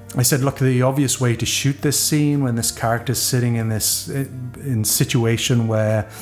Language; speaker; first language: English; native; English